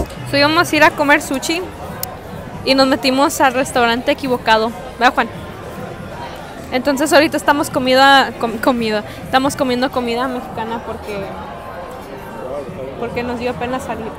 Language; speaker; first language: Spanish; early bilingual, heritage; Spanish